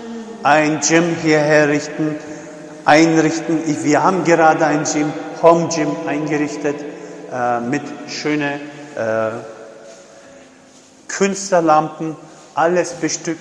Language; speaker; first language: German; non-native, fluent; Turkish